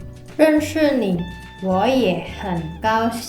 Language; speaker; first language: Chinese; non-native, fluent; Indonesian